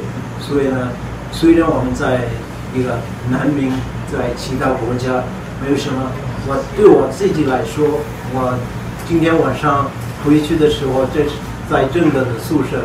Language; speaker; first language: Chinese; non-native, learner; Tibetan